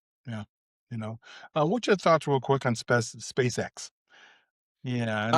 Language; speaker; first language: English; native; English